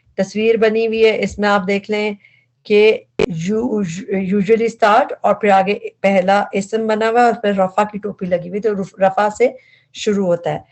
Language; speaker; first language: Urdu; native; Urdu